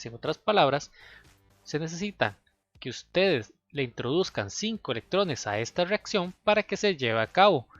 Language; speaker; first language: Spanish; native; Spanish